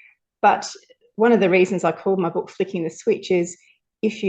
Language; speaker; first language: English; native; English